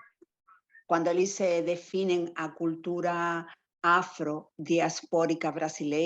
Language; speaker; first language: Portuguese; non-native, fluent; Spanish